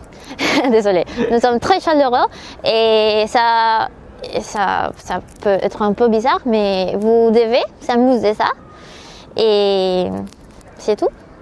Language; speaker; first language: French; non-native, learner; Spanish